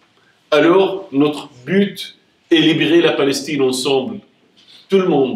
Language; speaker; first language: French; non-native, fluent; Arabic